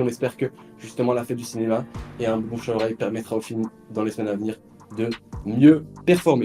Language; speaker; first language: French; native; French